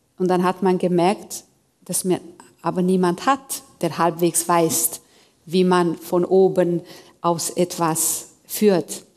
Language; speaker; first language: German; non-native, fluent; Hungarian